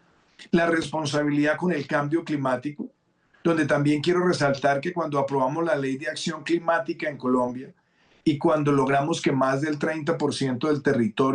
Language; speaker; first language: Spanish; native; Spanish